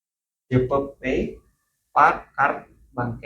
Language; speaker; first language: French; non-native, learner; Indonesian